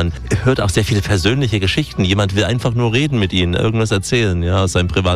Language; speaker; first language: German; native; German